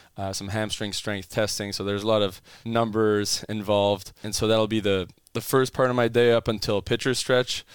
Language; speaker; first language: English; non-native, fluent; French